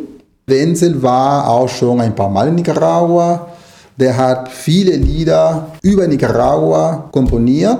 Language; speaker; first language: German; non-native, fluent; Spanish